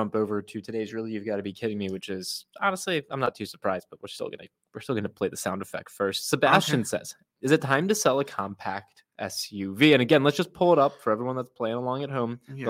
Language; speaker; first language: English; native; English